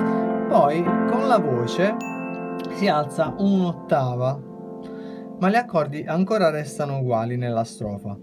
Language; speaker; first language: Italian; native; Italian